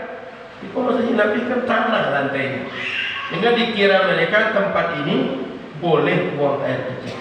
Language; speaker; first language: Indonesian; non-native, local second language; Malay